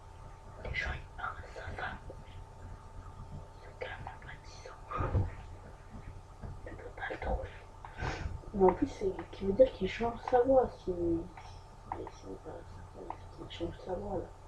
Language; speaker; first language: French; native; French